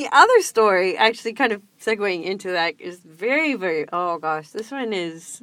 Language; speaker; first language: English; native; English